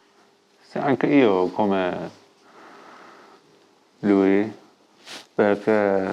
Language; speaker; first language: Italian; non-native, learner; Persian